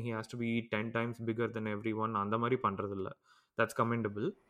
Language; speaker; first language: English; non-native, local second language; Tamil